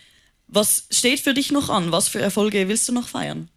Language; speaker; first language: German; native; German